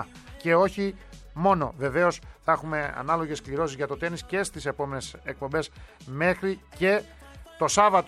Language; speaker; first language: Greek; native; Greek